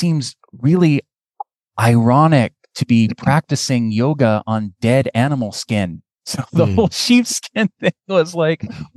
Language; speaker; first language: English; native; English